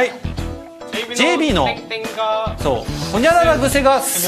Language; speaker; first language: Japanese; native; Japanese